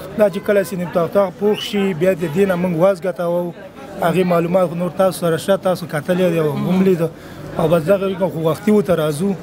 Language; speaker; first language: Pashto; native; Pashto